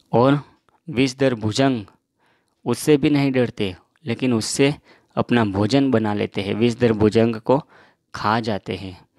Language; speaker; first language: Hindi; non-native, local second language; Gujarati